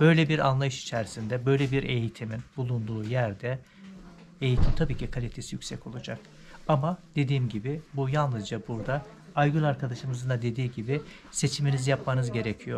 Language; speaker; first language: Turkish; native; Turkish